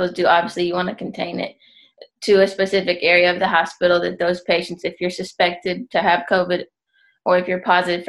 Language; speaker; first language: English; native; English